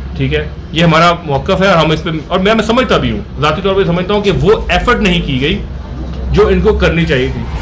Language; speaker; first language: Urdu; non-native, local second language; Punjabi